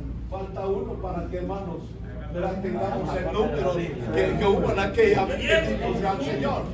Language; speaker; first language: Spanish; native; Spanish